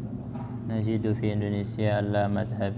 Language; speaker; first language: Arabic; non-native, fluent; Indonesian